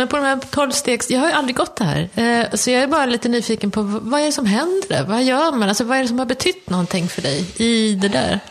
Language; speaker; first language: Swedish; native; Swedish